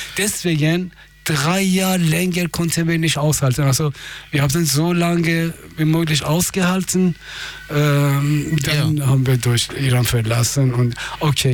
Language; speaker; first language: German; non-native, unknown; Persian